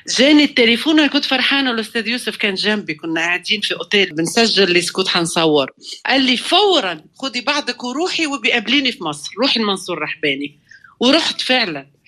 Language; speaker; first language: Arabic; native; Arabic